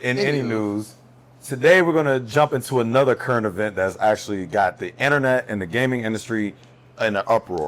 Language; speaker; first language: English; native; English